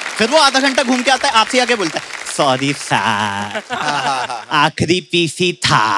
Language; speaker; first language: Hindi; native; Hindi